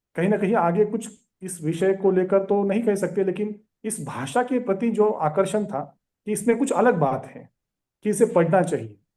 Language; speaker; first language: Hindi; non-native, local second language; Marathi